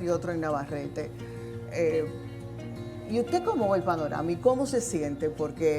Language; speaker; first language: Spanish; native; Spanish